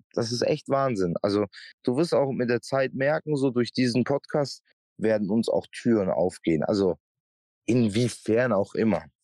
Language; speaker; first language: German; native; German